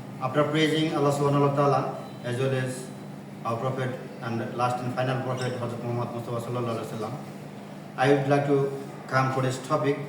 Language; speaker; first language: English; non-native, local second language; Bangla